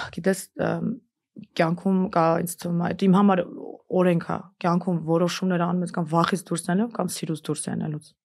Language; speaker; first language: Armenian; early bilingual, heritage; Armenian